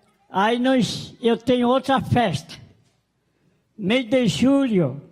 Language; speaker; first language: Portuguese; non-native, local second language; Guarani